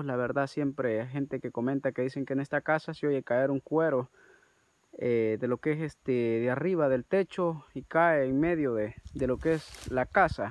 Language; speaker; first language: Spanish; native; Spanish